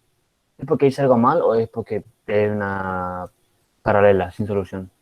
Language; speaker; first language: Spanish; native; Spanish